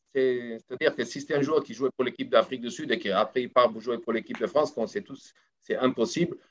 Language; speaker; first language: French; non-native, fluent; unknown